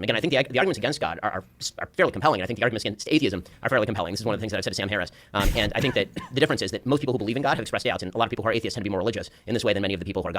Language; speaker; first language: English; native; English